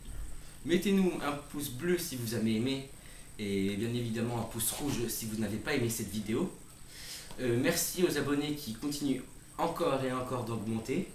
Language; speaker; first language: French; native; French